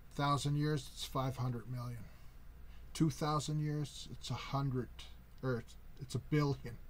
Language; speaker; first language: English; native; English